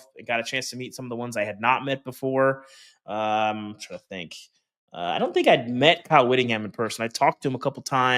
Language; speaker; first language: English; native; English